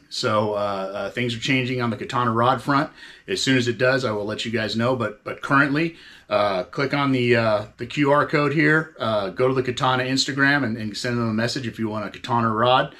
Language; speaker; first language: English; native; English